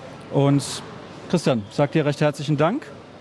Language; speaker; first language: German; native; German